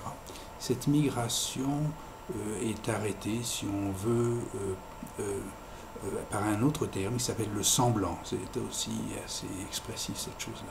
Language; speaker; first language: French; native; French